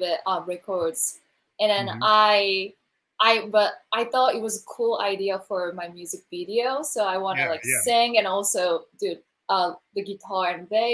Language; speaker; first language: English; non-native, learner; Japanese